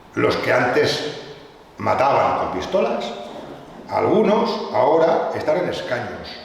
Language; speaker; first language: Spanish; native; Spanish